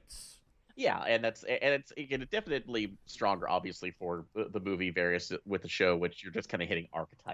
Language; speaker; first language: English; native; English